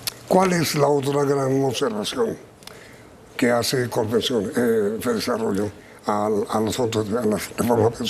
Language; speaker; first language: Spanish; native; Spanish